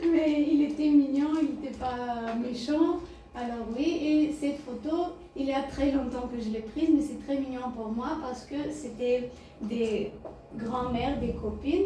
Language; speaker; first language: French; non-native, learner; Bulgarian